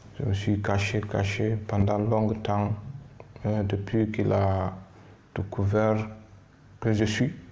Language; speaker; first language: French; non-native, local second language; Fula